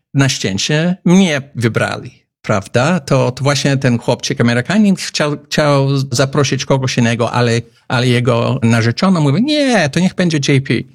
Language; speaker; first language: Polish; non-native, fluent; English